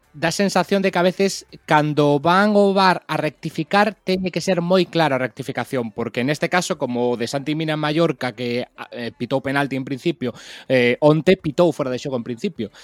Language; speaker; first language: Galician; native; Galician